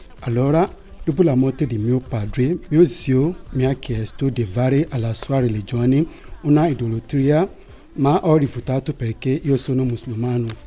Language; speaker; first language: Italian; non-native, learner; Yoruba